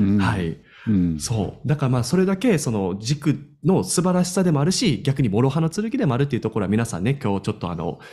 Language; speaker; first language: Japanese; native; Japanese